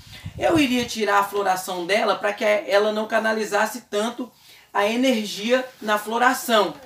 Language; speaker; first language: Portuguese; native; Portuguese